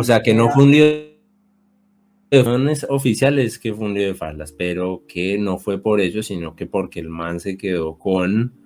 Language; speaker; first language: Spanish; native; Spanish